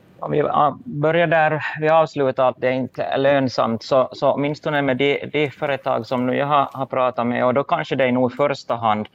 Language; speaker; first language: Swedish; native; Swedish